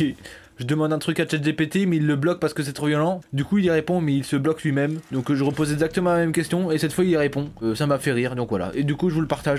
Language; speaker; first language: French; native; French